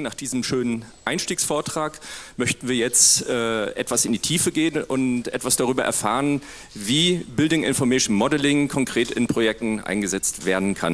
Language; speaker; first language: German; native; German